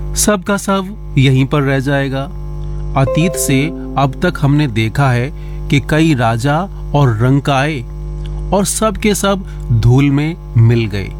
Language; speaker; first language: Hindi; native; Hindi